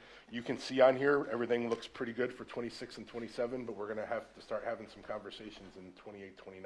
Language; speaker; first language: English; native; English